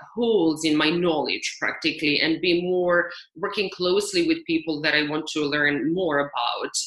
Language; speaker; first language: English; non-native, fluent; Serbian